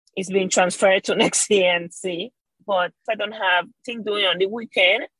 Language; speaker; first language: English; non-native, fluent; Spanish